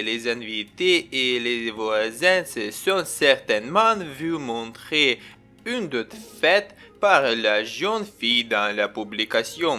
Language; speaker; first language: French; non-native, learner; Ukrainian